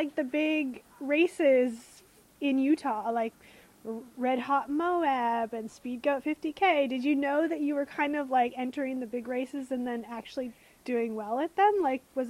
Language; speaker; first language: English; native; English